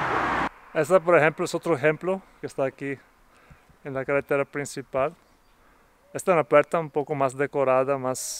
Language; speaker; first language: Spanish; non-native, fluent; Portuguese